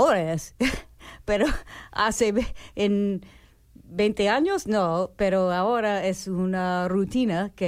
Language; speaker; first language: Spanish; non-native, learner; English